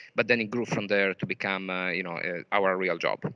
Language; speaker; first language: English; non-native, fluent; Italian